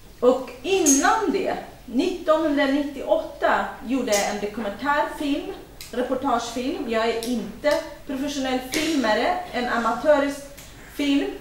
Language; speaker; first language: Swedish; non-native, fluent; Kurdish